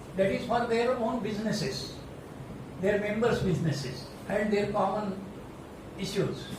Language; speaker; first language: English; non-native, local second language; Marathi